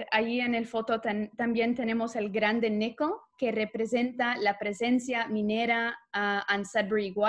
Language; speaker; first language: Spanish; non-native, fluent; English